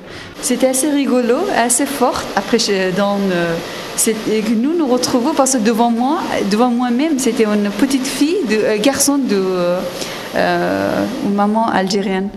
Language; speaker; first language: French; non-native, learner; Persian